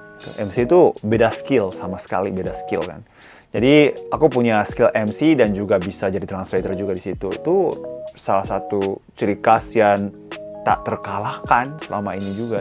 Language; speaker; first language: Indonesian; non-native, fluent; Japanese